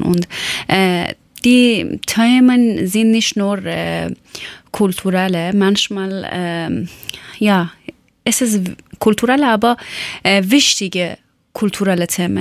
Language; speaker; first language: German; non-native, learner; Persian